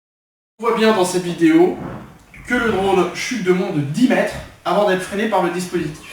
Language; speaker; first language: French; native; French